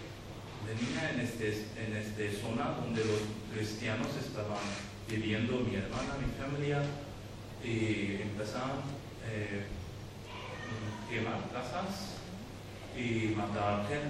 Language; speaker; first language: Spanish; non-native, learner; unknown